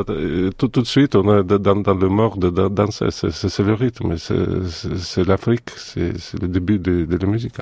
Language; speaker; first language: French; non-native, fluent; Russian